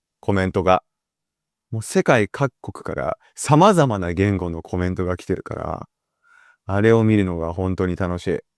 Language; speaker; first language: Japanese; native; Japanese